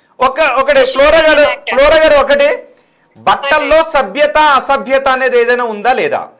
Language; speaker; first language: Telugu; native; Telugu